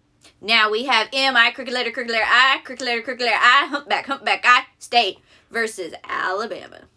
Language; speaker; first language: English; native; English